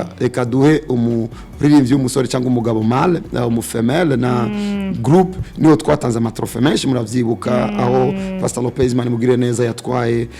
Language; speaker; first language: Rundi; non-native, local second language; Swahili